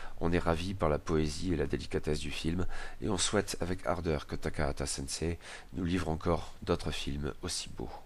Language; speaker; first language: French; native; French